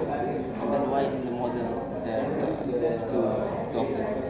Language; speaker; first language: English; non-native, learner; Indonesian